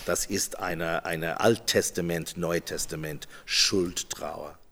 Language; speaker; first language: German; non-native, fluent; English